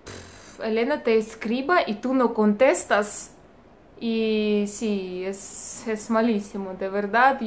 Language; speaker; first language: Spanish; non-native, learner; Russian